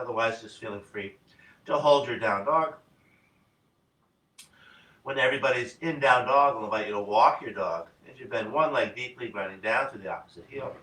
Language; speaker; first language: English; native; English